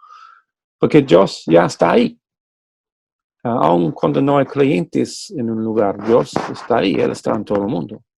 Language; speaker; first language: Spanish; non-native, fluent; English